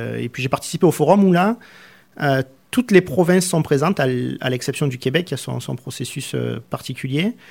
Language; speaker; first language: French; native; French